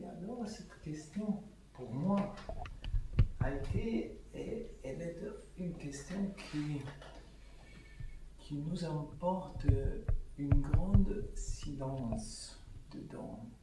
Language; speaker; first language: French; non-native, fluent; Italian